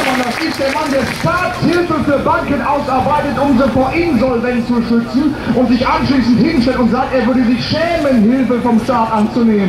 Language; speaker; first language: German; native; German